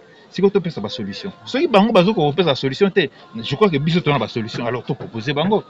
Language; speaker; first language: French; non-native, local second language; Lingala